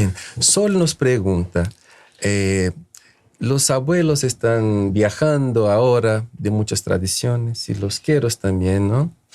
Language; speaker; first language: Spanish; non-native, fluent; Portuguese